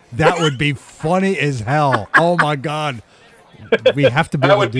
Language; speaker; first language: English; native; English